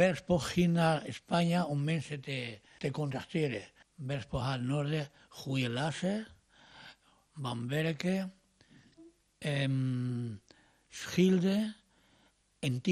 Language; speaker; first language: Dutch; non-native, fluent; Spanish